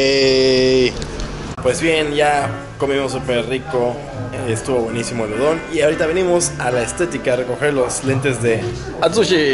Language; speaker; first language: Spanish; native; Spanish